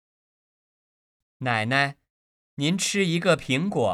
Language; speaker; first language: Chinese; native; Chinese